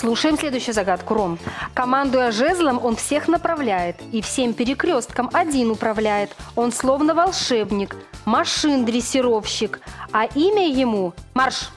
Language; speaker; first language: Russian; native; Russian